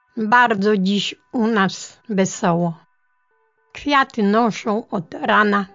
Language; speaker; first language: Polish; early bilingual, other home language; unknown